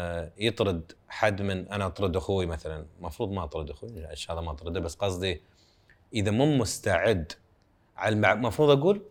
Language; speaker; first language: Arabic; native; Arabic